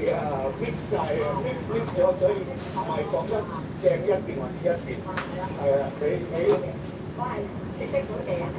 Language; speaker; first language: Cantonese; early bilingual, heritage; Cantonese